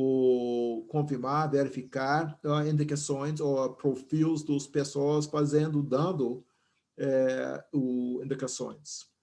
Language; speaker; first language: Portuguese; non-native, fluent; English